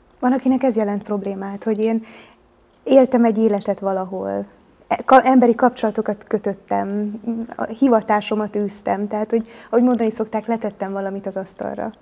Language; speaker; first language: Hungarian; native; Hungarian